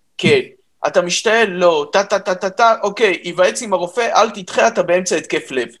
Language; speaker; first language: Hebrew; native; Hebrew